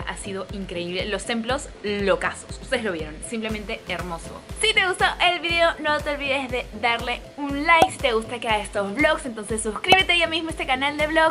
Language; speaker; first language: Spanish; native; Spanish